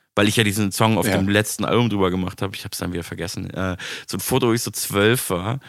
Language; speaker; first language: German; native; German